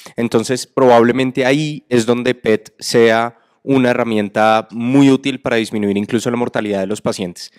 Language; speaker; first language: Spanish; native; Spanish